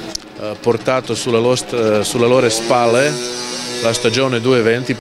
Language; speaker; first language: Italian; non-native, local second language; Croatian